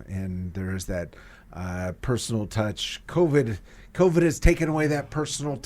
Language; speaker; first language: English; native; English